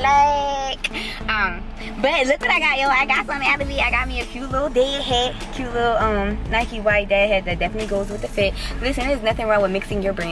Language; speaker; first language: English; native; English